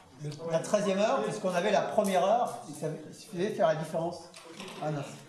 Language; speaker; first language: French; native; French